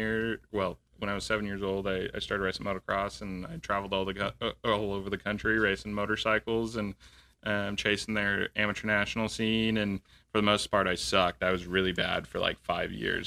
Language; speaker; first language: English; native; English